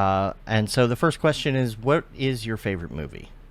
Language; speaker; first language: English; native; English